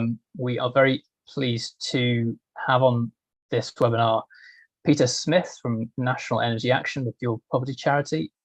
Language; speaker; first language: English; native; English